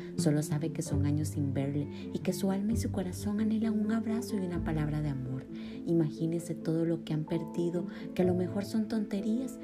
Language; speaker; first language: Spanish; native; Spanish